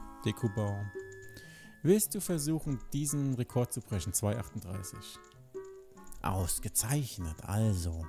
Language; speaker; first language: German; native; German